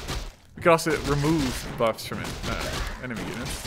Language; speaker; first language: English; native; English